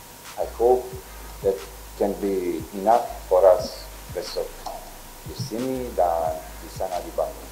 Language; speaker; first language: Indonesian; non-native, learner; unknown